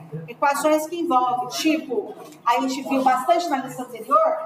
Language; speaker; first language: Portuguese; native; Portuguese